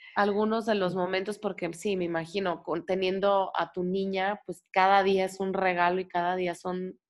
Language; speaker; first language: Spanish; native; Spanish